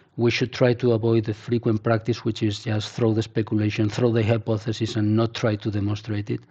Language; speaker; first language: English; non-native, fluent; Spanish